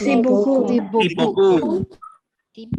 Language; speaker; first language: French; non-native, learner; Burmese